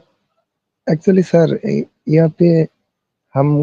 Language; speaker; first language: Hindi; non-native, learner; Bangla